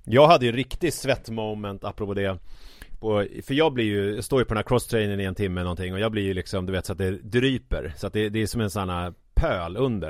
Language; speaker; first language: Swedish; native; Swedish